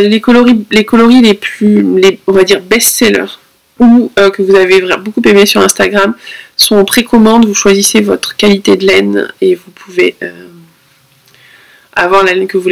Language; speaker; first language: French; native; French